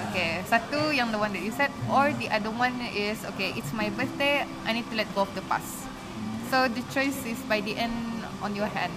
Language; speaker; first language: English; non-native, local second language; Malay